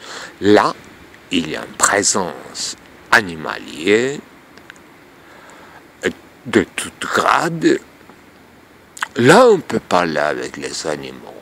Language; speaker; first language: French; non-native, fluent; Turkish